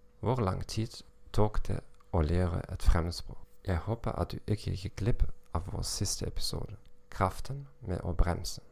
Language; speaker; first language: Norwegian; non-native, learner; German